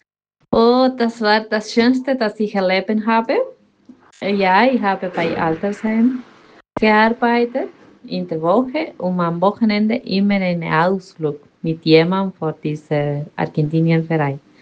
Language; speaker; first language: German; non-native, fluent; Spanish